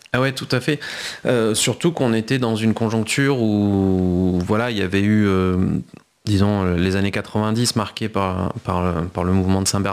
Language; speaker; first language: French; native; French